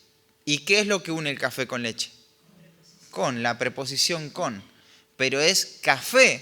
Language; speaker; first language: Spanish; native; Spanish